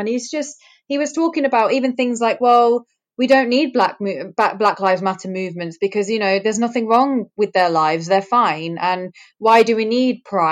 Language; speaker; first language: English; native; English